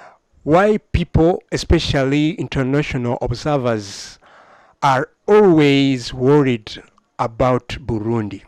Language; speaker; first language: English; non-native, fluent; Rundi